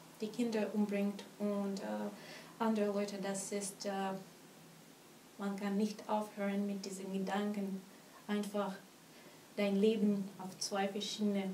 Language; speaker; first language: German; non-native, learner; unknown